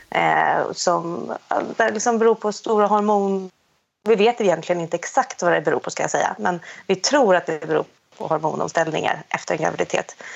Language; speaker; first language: Swedish; native; Swedish